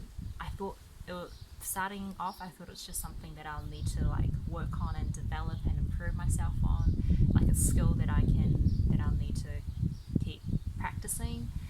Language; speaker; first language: English; early bilingual, other home language; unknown